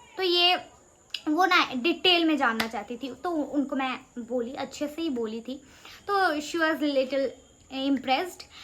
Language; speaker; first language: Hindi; non-native, local second language; Bangla